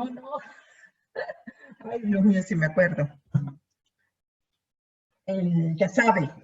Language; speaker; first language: Spanish; native; Spanish